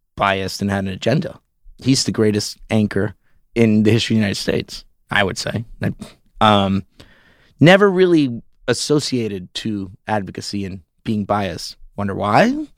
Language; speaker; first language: English; early bilingual, heritage; English